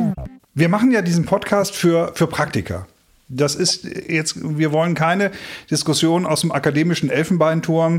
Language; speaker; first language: German; native; German